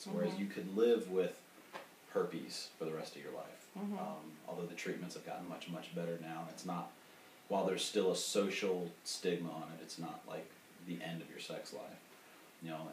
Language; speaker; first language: English; native; English